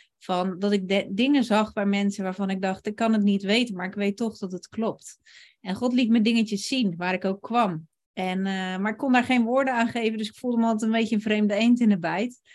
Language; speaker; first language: Dutch; native; Dutch